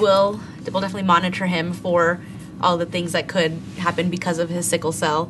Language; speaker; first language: English; native; English